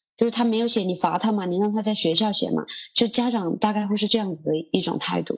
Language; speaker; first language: Chinese; native; Chinese